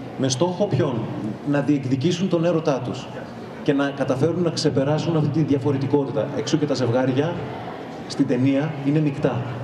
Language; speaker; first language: Greek; native; Greek